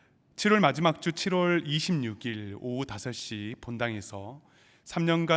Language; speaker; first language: Korean; native; Korean